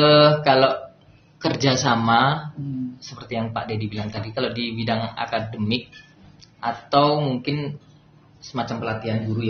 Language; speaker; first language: Indonesian; native; Indonesian